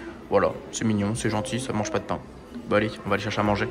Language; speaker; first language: French; native; French